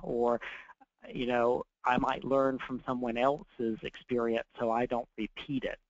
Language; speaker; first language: English; native; English